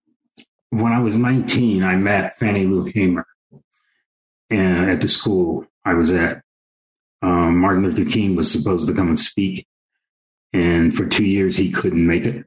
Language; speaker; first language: English; native; English